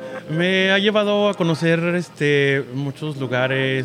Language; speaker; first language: Spanish; native; Spanish